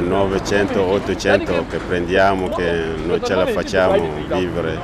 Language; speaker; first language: Italian; non-native, learner; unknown